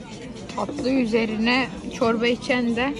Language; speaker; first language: Turkish; early bilingual, heritage; Turkish